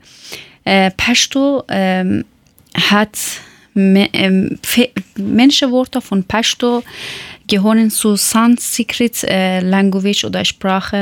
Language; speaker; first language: German; non-native, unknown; Persian